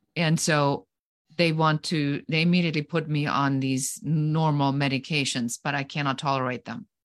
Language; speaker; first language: English; non-native, fluent; German